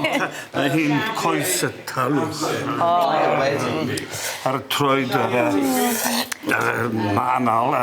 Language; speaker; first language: Welsh; non-native, learner; English